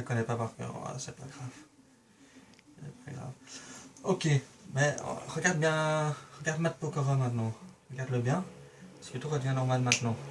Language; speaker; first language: French; native; French